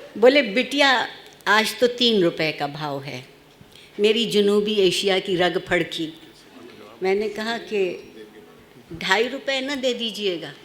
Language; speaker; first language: Urdu; native; Urdu